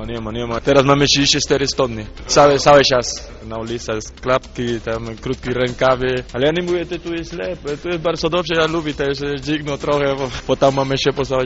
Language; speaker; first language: Polish; non-native, learner; Spanish